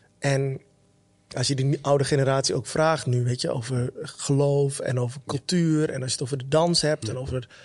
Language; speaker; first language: Dutch; early bilingual, other home language; Somali